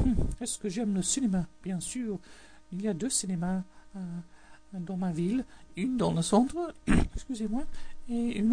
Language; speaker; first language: French; non-native, learner; English